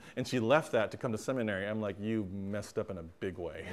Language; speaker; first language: English; native; English